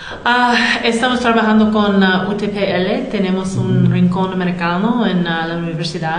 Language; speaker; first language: Spanish; non-native, fluent; English